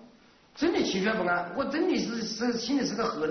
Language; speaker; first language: Chinese; native; Chinese